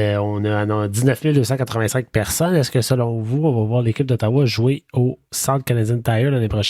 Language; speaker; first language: French; native; French